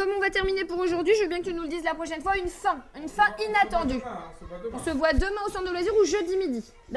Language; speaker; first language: French; native; French